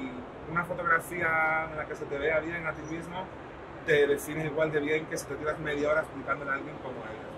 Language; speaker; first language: Spanish; native; Spanish